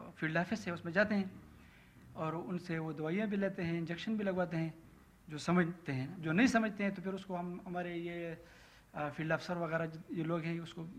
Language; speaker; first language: Urdu; non-native, local second language; Pashto